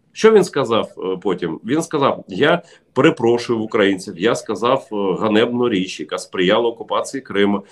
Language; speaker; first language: Ukrainian; non-native, local second language; Russian